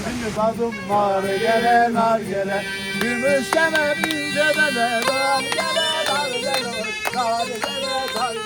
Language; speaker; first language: Turkish; native; Turkish